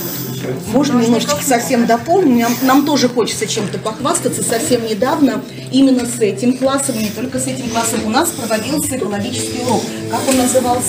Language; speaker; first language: Russian; native; Russian